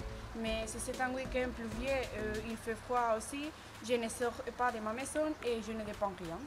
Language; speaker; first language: French; non-native, learner; Spanish